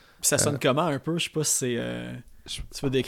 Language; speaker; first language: French; native; French